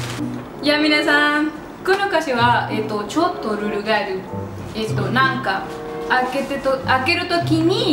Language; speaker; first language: Japanese; non-native, learner; Spanish